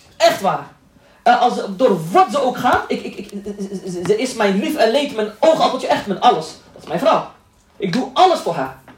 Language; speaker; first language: Dutch; early bilingual, other home language; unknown